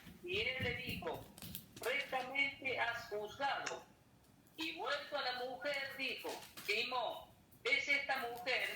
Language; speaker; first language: Spanish; native; Spanish